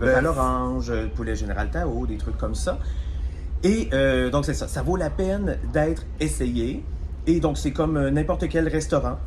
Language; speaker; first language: French; native; French